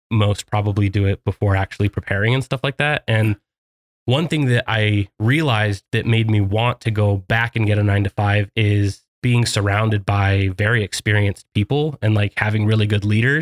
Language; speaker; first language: English; native; English